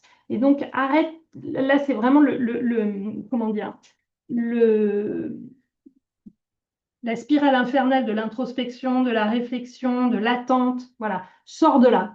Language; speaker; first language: French; native; French